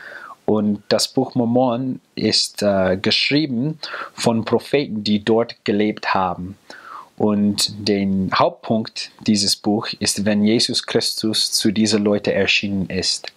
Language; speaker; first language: German; non-native, fluent; English